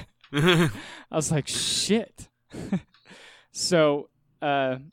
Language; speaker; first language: English; native; English